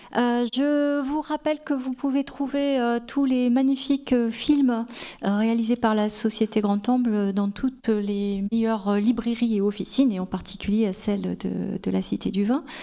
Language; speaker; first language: French; native; French